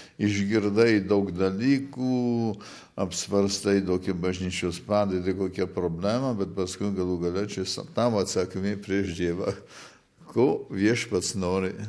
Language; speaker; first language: Lithuanian; early bilingual, heritage; Lithuanian